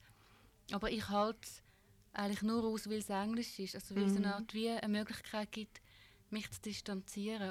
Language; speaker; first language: German; native; German